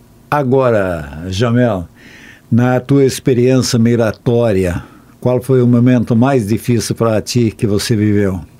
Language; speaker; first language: Portuguese; native; Portuguese